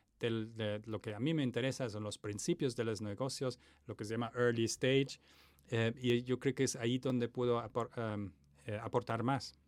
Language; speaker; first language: Spanish; non-native, fluent; German